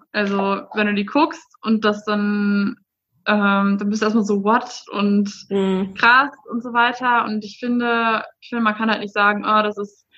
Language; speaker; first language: German; native; German